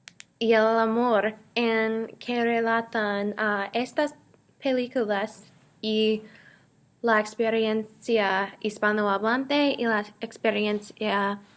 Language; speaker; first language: Spanish; non-native, learner; English